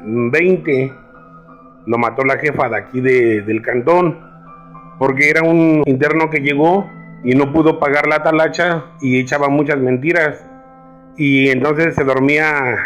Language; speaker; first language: Spanish; native; Spanish